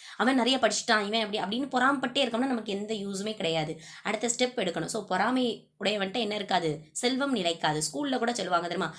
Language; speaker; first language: Tamil; native; Tamil